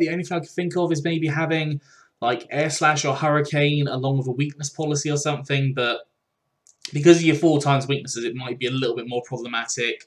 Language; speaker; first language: English; native; English